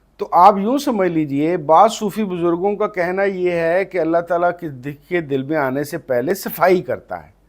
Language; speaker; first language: Urdu; non-native, local second language; Punjabi